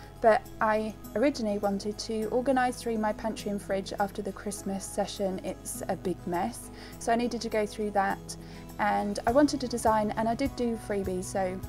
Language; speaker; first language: English; native; English